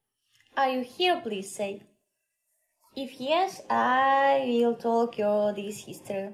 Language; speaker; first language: English; non-native, learner; Russian